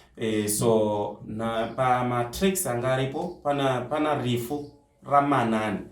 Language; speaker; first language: Shona; non-native, local second language; Tsonga